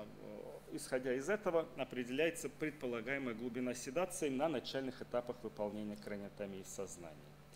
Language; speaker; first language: Russian; native; Russian